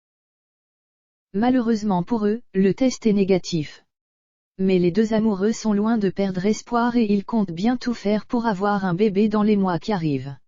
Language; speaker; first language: French; native; French